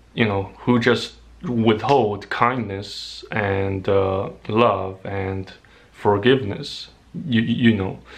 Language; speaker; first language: English; non-native, fluent; Chinese